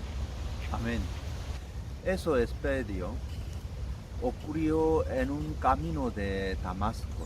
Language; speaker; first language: Spanish; non-native, learner; Korean